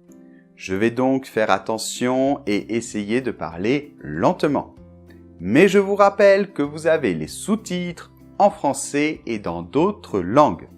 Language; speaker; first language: French; native; French